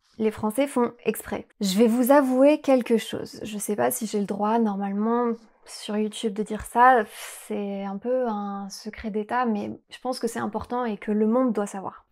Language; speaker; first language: French; native; French